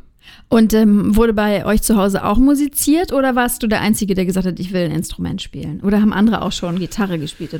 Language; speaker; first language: German; native; German